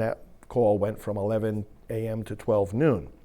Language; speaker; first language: English; native; English